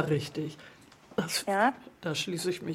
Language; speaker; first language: German; native; German